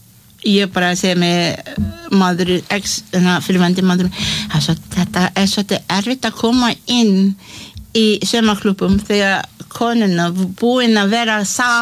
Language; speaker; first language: Icelandic; non-native, learner; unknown